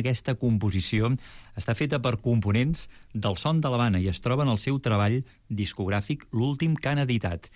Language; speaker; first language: Catalan; native; Catalan